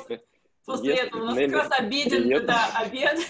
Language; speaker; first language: Russian; native; Russian